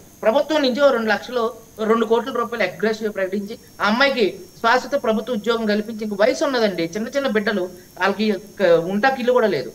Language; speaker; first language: Telugu; native; Telugu